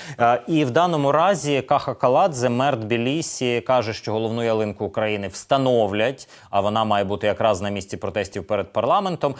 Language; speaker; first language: Ukrainian; native; Ukrainian